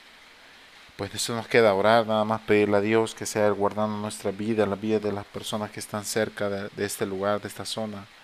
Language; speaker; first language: Spanish; native; Spanish